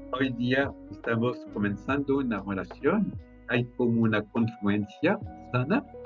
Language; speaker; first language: Spanish; non-native, fluent; French